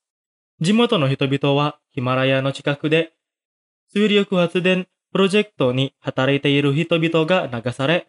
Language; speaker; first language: Japanese; non-native, fluent; Indonesian